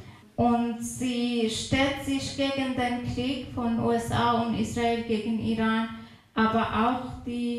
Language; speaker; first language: German; non-native, fluent; Persian